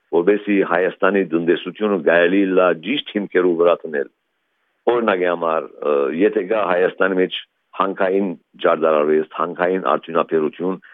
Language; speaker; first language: Armenian; early bilingual, heritage; Armenian